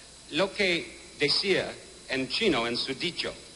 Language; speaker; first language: Spanish; non-native, learner; English